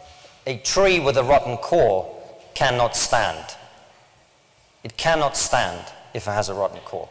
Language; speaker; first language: English; early bilingual, other home language; Russian